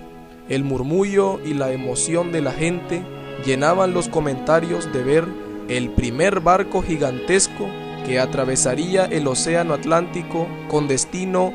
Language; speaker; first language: Spanish; native; Spanish